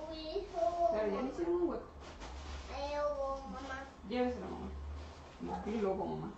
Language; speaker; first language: Spanish; native; Spanish